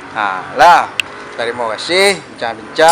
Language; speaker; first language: Indonesian; non-native, local second language; Minangkabau